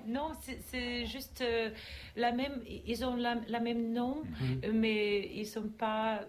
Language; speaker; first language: French; non-native, learner; Russian